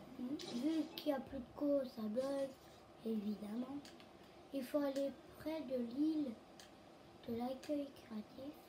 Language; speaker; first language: French; native; French